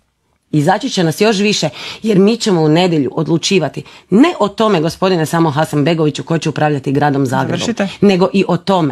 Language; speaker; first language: Croatian; native; Croatian